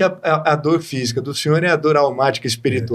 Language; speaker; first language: Portuguese; native; Portuguese